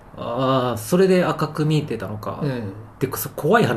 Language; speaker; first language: Japanese; native; Japanese